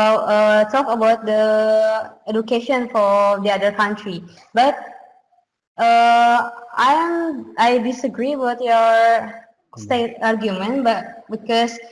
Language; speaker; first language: English; non-native, learner; Indonesian